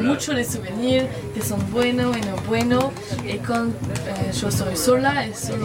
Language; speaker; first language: Spanish; non-native, learner; French